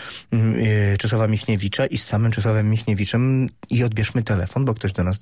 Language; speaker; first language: Polish; native; Polish